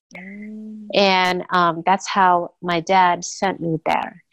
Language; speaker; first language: English; non-native, fluent; Indonesian